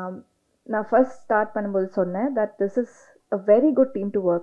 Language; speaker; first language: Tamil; non-native, learner; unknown